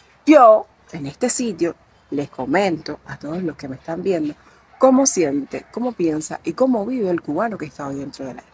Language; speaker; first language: Spanish; native; Spanish